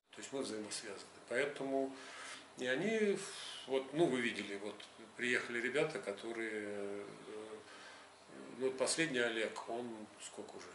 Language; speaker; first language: Russian; native; Russian